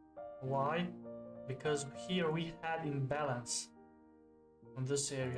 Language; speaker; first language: English; non-native, fluent; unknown